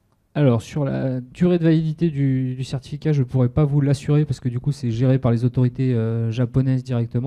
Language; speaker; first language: French; native; French